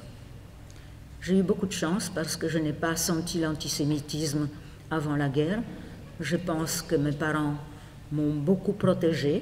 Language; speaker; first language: French; non-native, fluent; Polish